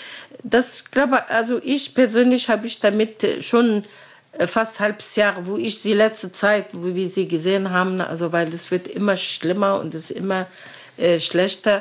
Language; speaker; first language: German; non-native, learner; Arabic